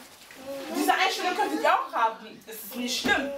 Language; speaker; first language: German; early bilingual, heritage; Lingala